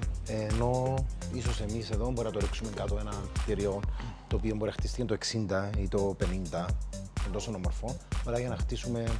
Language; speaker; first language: Greek; native; Greek